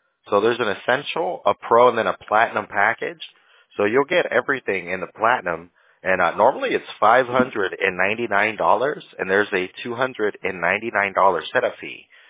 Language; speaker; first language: English; early bilingual, other home language; Spanish